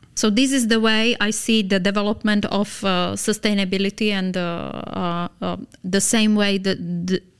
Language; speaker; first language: English; non-native, fluent; Slovak